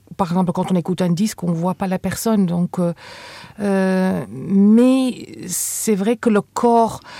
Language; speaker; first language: French; non-native, fluent; Afrikaans